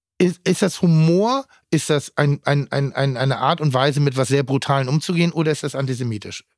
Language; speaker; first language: German; native; German